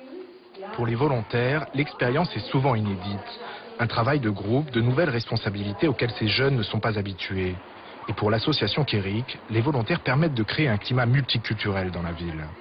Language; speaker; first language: French; native; French